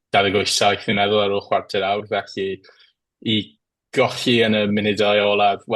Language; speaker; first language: Welsh; native; Welsh